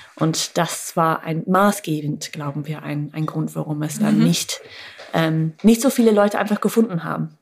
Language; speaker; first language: German; non-native, fluent; English